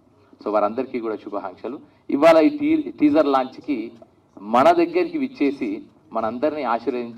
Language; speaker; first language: Telugu; native; Telugu